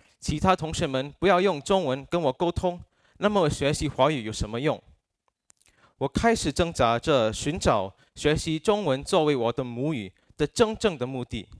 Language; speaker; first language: Chinese; non-native, local second language; English